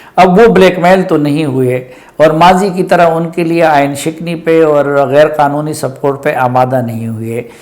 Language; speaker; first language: Urdu; non-native, local second language; Pashto